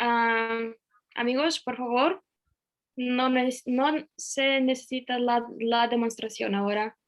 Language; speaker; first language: Spanish; non-native, fluent; Russian